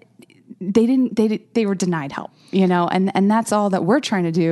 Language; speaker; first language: English; native; English